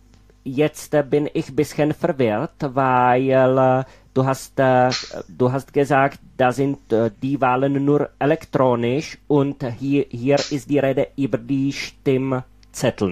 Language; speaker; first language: German; non-native, fluent; Czech